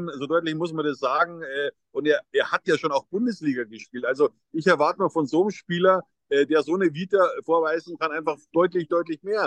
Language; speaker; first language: German; native; German